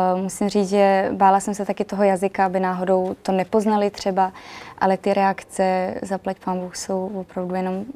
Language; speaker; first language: Czech; early bilingual, other home language; Macedonian